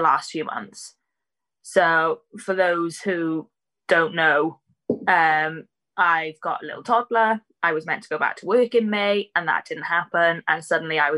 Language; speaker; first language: English; native; English